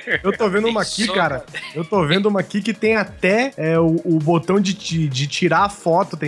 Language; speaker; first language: Portuguese; native; Portuguese